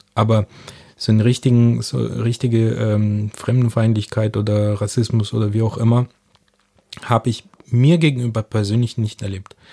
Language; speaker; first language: German; early bilingual, other home language; Russian